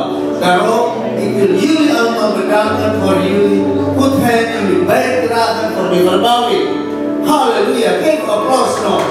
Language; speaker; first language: Dutch; non-native, fluent; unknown